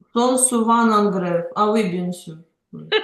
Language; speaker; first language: French; non-native, learner; Ukrainian